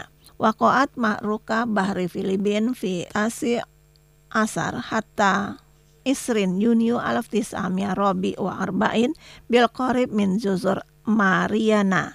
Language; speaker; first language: Arabic; non-native, fluent; Indonesian